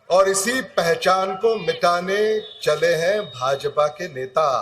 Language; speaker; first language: Hindi; non-native, local second language; Marathi